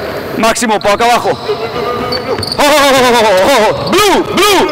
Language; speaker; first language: Spanish; early bilingual, heritage; English